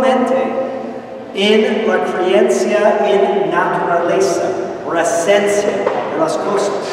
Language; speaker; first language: Spanish; non-native, fluent; English